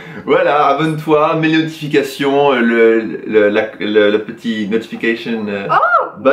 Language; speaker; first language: French; native; French